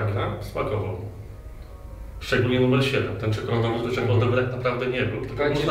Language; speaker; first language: Polish; native; Polish